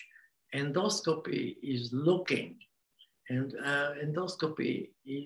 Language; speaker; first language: English; non-native, fluent; Hungarian